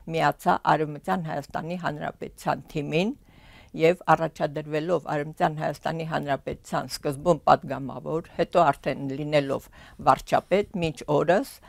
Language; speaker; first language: Armenian; native; Armenian